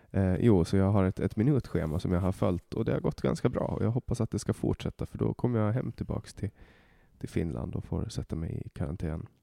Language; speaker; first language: Swedish; native; Swedish